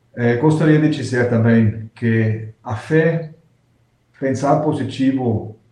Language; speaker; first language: Portuguese; non-native, fluent; German